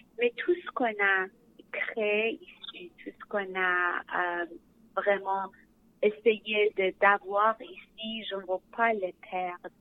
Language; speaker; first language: French; non-native, learner; Persian